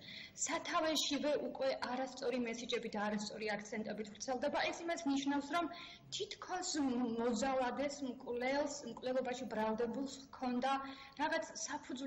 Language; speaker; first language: Georgian; native; Georgian